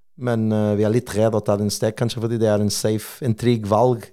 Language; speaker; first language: Norwegian; non-native, fluent; Portuguese